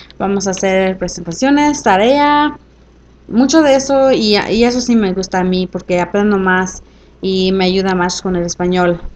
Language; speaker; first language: Spanish; early bilingual, heritage; Spanish